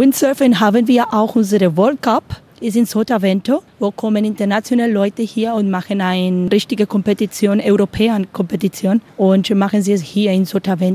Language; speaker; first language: German; non-native, learner; Spanish